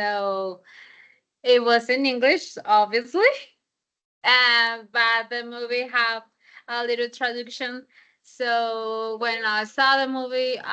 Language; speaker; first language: English; non-native, fluent; Spanish